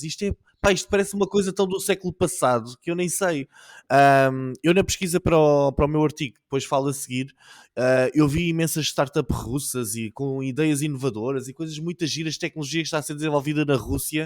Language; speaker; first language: Portuguese; native; Portuguese